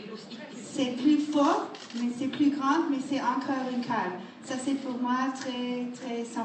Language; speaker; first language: French; non-native, learner; English